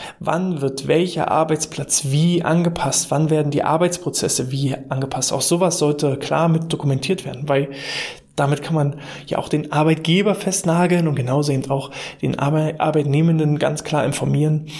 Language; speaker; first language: German; native; German